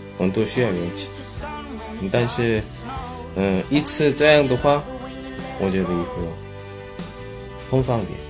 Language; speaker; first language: Chinese; non-native, learner; Korean